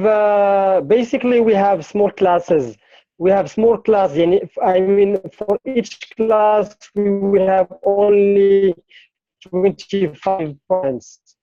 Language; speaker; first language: English; non-native, fluent; Arabic